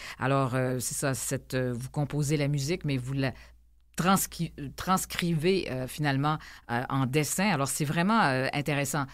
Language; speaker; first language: French; native; French